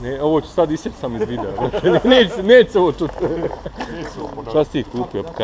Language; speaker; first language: Bosnian; native; Bosnian